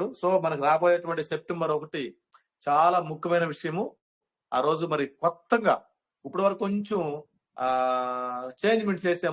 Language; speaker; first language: Telugu; native; Telugu